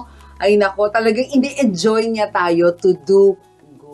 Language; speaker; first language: Filipino; native; Filipino